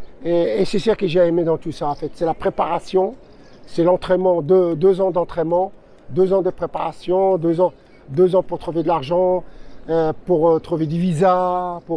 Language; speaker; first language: French; non-native, local second language; Arabic